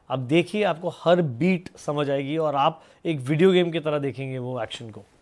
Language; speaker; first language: Hindi; native; Hindi